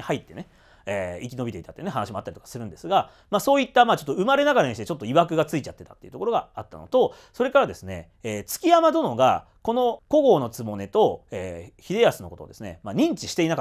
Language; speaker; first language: Japanese; native; Japanese